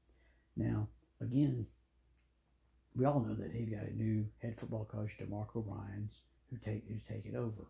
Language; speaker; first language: English; native; English